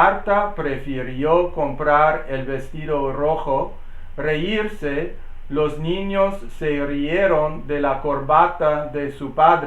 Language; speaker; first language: Spanish; non-native, learner; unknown